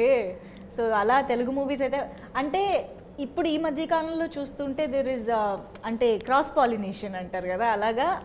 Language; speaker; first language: Telugu; native; Telugu